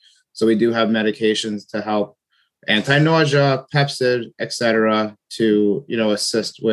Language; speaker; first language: English; native; English